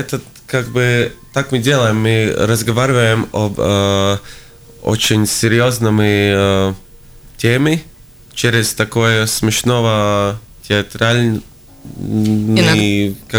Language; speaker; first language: Russian; non-native, local second language; Latvian